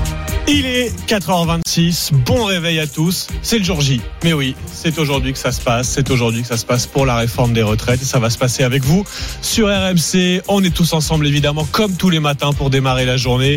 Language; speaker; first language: French; native; French